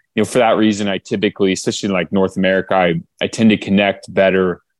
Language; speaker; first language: English; native; English